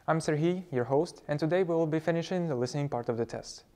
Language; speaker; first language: English; non-native, fluent; Ukrainian